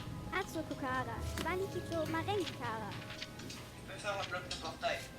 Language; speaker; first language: French; native; French